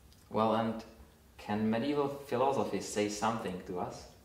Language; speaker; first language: English; non-native, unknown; Czech